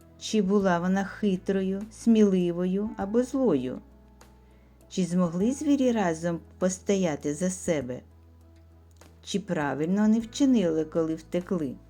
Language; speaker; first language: Ukrainian; native; Ukrainian